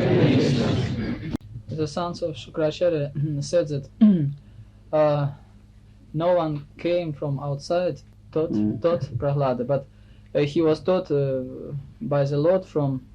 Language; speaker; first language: English; non-native, fluent; Russian